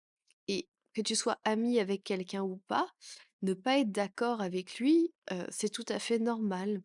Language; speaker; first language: French; native; French